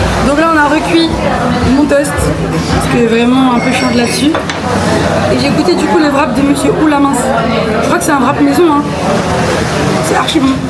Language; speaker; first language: French; native; French